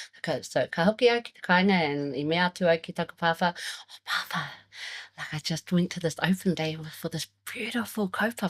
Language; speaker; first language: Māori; non-native, learner; English